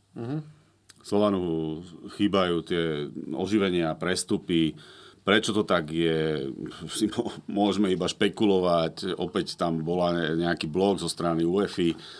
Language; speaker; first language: Slovak; native; Slovak